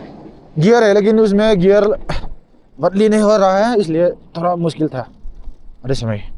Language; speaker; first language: Hindi; non-native, local second language; Mizo